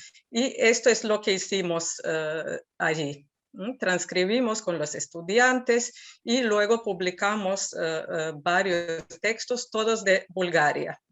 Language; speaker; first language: Spanish; non-native, fluent; Serbian